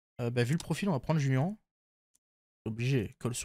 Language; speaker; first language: French; native; French